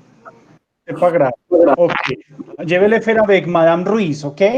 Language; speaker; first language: French; non-native, learner; Spanish